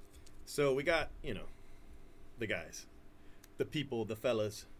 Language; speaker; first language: English; native; English